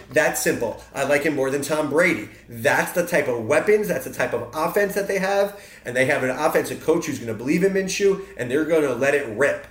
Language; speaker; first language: English; native; English